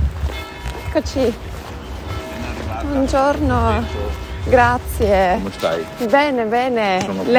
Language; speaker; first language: Italian; non-native, learner; Finnish